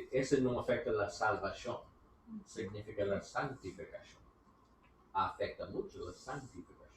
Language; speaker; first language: Spanish; non-native, learner; English